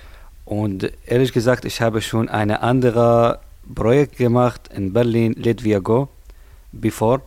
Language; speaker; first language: German; non-native, learner; Arabic